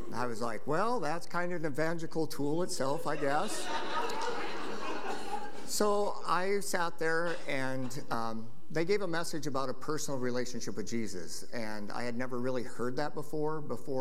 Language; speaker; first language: English; native; English